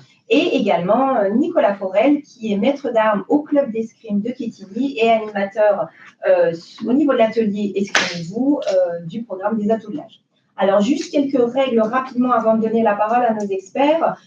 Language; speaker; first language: French; native; French